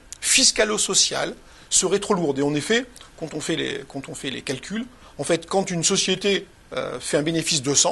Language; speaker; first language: French; native; French